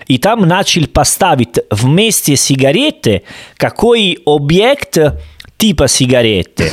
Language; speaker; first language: Russian; non-native, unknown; Italian